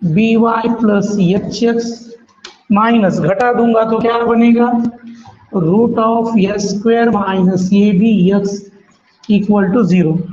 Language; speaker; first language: Hindi; non-native, local second language; Marathi